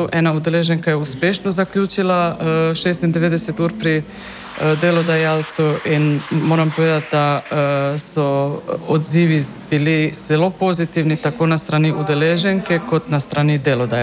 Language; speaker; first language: Slovenian; native; Slovenian